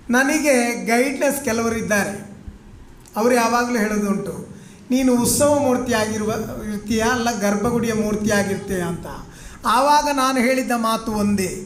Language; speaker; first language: Kannada; non-native, local second language; Tulu